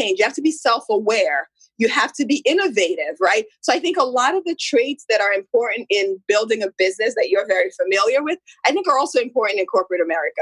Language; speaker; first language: English; non-native, local second language; Igbo